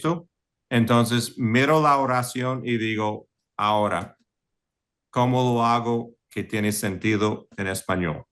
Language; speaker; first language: Spanish; non-native, fluent; English